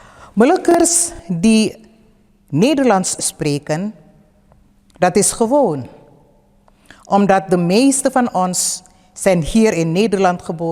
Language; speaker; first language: Dutch; early bilingual, other home language; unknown